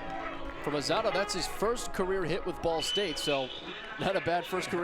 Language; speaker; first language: English; native; English